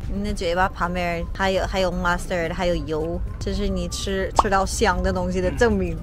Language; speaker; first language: Chinese; early bilingual, heritage; Chinese